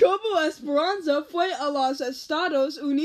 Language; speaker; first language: Spanish; non-native, learner; English